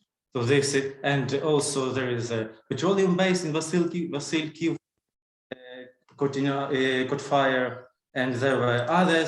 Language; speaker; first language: English; non-native, learner; Ukrainian